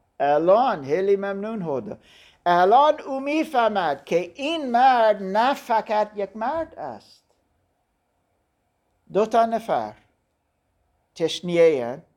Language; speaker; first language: Persian; non-native, fluent; German